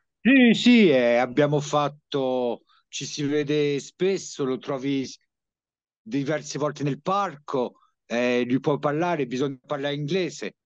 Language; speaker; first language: Italian; early bilingual, heritage; French